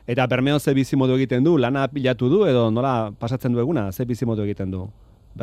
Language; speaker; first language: Basque; native; Basque